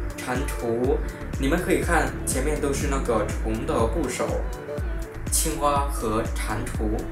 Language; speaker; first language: Chinese; non-native, fluent; Vietnamese